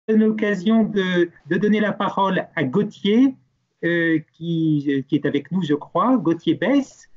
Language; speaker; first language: French; native; French